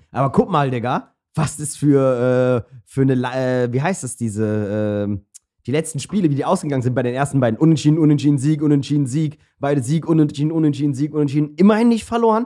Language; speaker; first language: German; early bilingual, other home language; Turkish